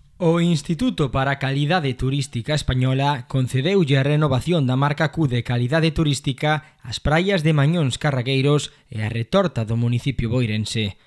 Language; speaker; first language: Galician; native; Galician